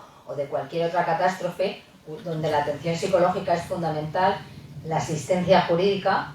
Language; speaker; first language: Spanish; native; Spanish